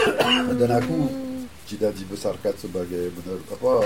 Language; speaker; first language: Indonesian; non-native, fluent; French